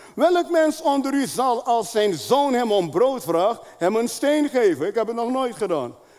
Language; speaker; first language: Dutch; non-native, fluent; Spanish